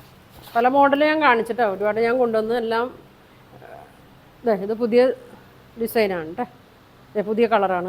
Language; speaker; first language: Malayalam; native; Malayalam